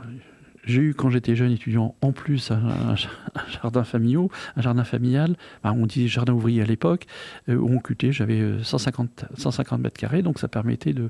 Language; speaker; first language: French; native; French